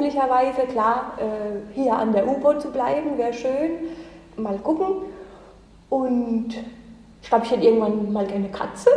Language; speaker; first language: German; native; German